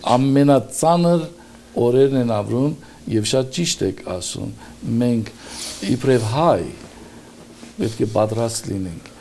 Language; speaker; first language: Armenian; early bilingual, heritage; Armenian